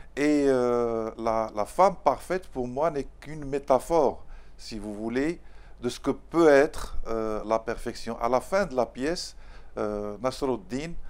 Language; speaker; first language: French; non-native, local second language; Arabic